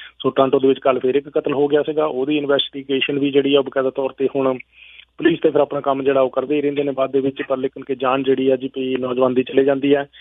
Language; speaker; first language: Punjabi; native; Punjabi